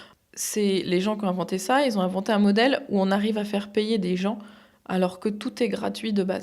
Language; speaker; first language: French; native; French